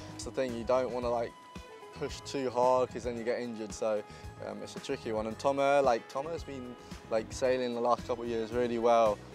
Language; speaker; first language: English; native; English